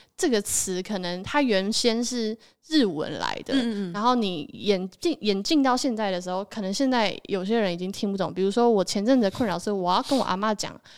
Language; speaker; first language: Chinese; non-native, local second language; Min Nan Chinese